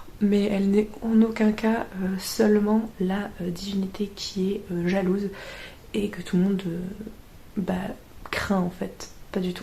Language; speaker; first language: French; native; French